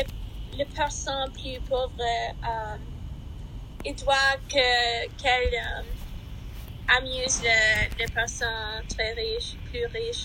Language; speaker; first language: French; non-native, learner; English